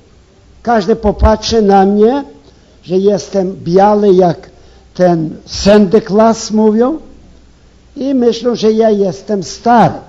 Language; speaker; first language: Polish; early bilingual, heritage; Ukrainian